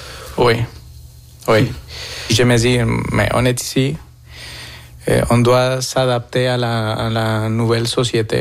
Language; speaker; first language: French; non-native, fluent; Spanish